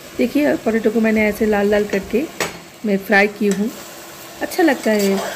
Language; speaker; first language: Hindi; non-native, local second language; Bangla